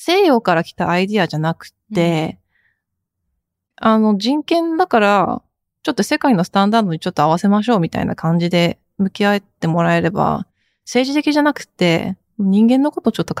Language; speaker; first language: Japanese; early bilingual, heritage; Japanese